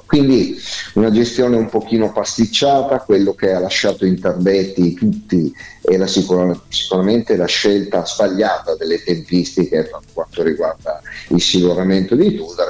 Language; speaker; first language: Italian; native; Italian